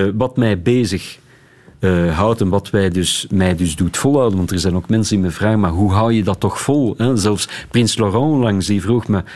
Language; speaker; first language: Dutch; native; Dutch